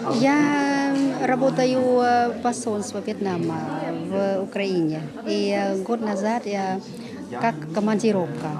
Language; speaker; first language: Russian; non-native, learner; Vietnamese